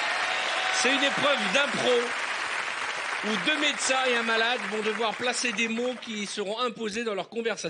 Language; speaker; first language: French; native; French